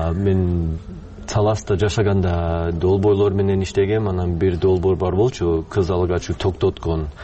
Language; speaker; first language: Kyrgyz; non-native, fluent; English